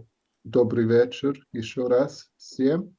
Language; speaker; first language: Russian; non-native, learner; English